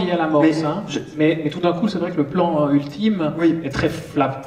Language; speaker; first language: French; native; French